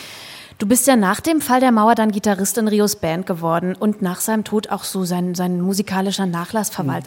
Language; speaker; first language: German; native; German